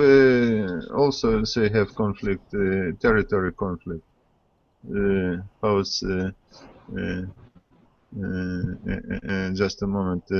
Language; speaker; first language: English; non-native, learner; Russian